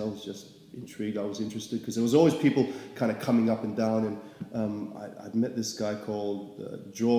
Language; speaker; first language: English; native; English